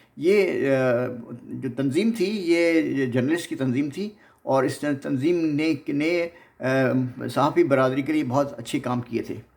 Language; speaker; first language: Urdu; native; Urdu